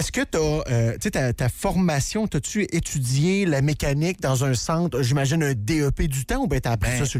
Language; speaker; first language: French; native; French